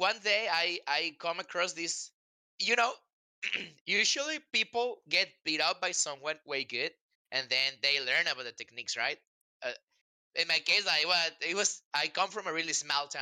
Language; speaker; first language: English; non-native, fluent; Spanish